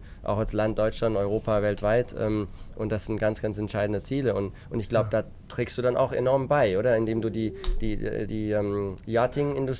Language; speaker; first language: German; native; German